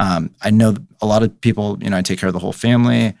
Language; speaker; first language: English; native; English